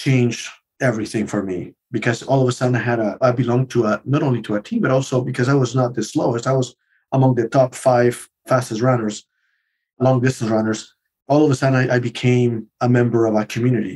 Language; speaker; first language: English; non-native, fluent; Spanish